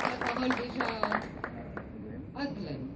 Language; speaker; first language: French; native; French